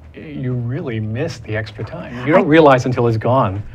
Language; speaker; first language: English; native; English